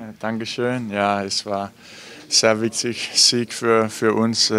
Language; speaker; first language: German; non-native, learner; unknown